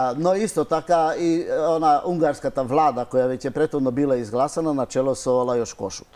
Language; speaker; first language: Macedonian; non-native, fluent; Hungarian